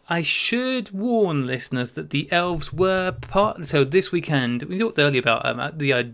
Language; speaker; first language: English; native; English